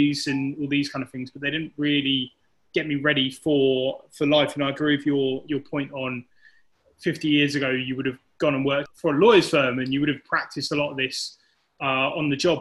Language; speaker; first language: English; native; English